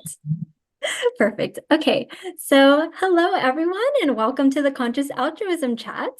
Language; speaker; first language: English; native; English